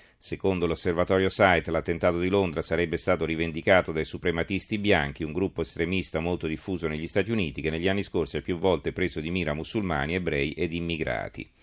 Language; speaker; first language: Italian; native; Italian